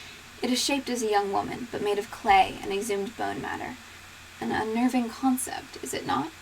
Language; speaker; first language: English; native; English